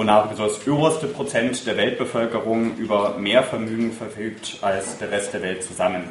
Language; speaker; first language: German; native; German